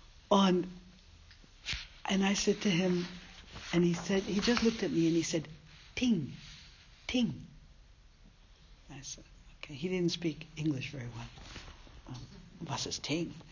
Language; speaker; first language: English; native; English